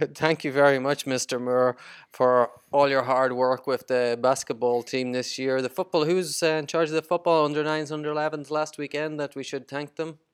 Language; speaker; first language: English; native; English